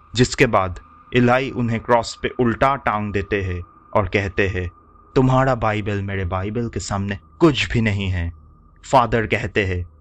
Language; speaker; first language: Hindi; native; Hindi